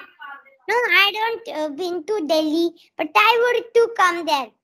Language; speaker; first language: English; non-native, learner; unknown